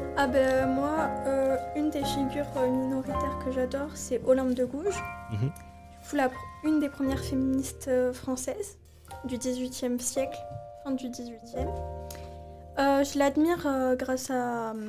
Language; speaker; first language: French; native; French